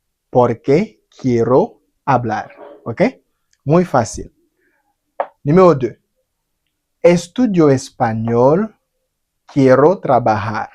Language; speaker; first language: Spanish; non-native, fluent; Haitian Creole